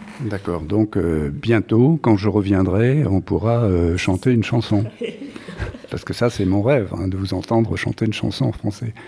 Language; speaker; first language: French; native; French